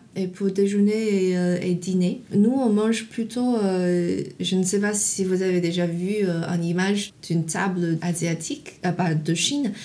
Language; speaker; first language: French; non-native, fluent; Chinese